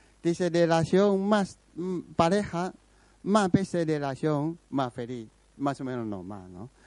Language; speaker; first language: Spanish; non-native, learner; Chinese